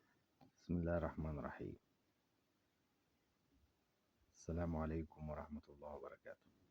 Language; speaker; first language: Arabic; native; Arabic